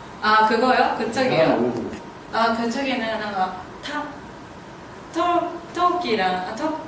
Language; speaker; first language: Korean; non-native, fluent; Japanese